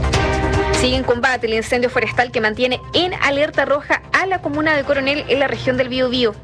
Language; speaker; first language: Spanish; native; Spanish